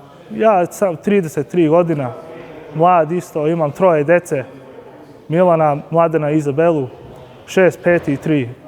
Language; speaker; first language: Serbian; early bilingual, heritage; Serbian